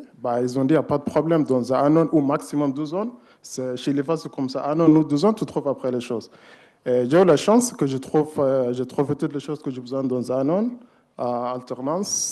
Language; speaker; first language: French; non-native, learner; Arabic